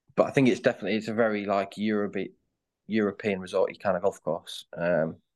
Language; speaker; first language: English; native; English